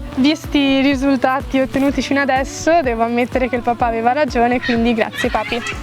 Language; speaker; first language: Italian; native; Italian